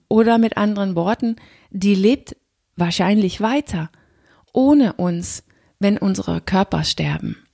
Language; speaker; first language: German; non-native, fluent; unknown